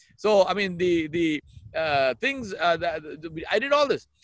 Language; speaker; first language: English; non-native, local second language; Urdu